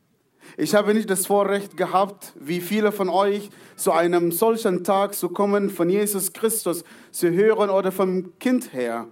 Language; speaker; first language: German; non-native, fluent; Arabic